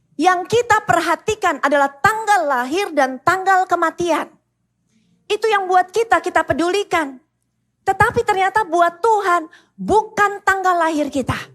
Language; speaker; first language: Indonesian; native; Indonesian